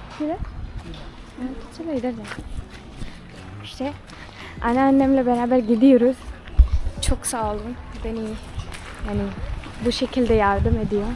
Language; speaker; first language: Turkish; non-native, fluent; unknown